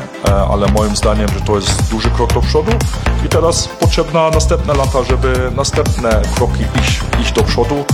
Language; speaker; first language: Polish; early bilingual, heritage; Polish